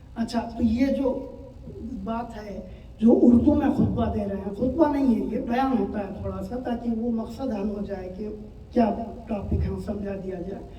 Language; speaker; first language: Urdu; native; Urdu